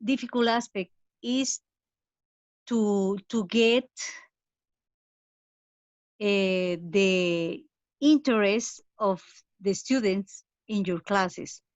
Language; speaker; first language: English; non-native, fluent; Spanish